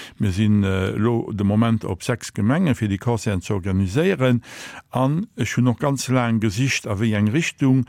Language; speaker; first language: Luxembourgish; native; Luxembourgish